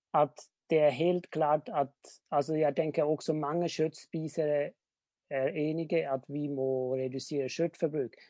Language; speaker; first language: Norwegian; non-native, fluent; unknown